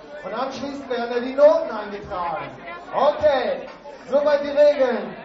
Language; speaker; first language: German; native; German